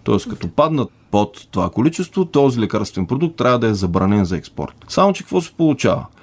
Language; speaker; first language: Bulgarian; native; Bulgarian